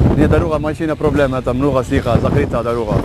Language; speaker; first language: Russian; non-native, learner; Turkish